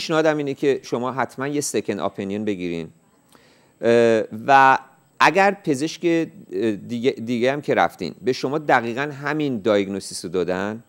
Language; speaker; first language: Persian; native; Persian